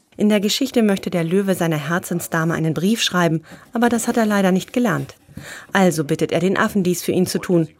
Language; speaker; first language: German; native; German